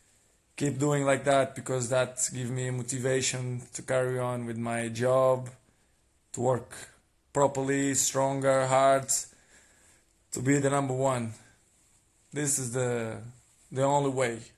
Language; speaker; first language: English; non-native, learner; Portuguese